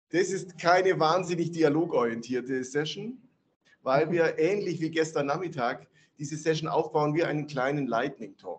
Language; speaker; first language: German; native; German